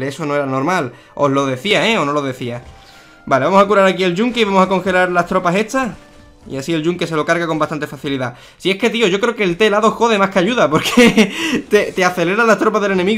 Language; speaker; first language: Spanish; native; Spanish